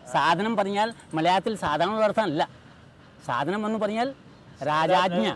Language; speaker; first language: Malayalam; non-native, local second language; Hindi